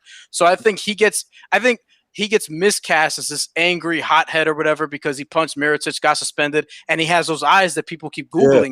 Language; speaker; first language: English; native; English